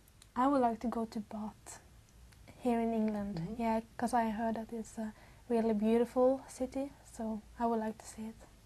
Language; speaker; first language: English; non-native, learner; Norwegian